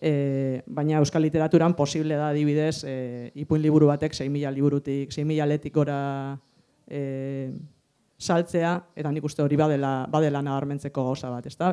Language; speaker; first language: Basque; native; Basque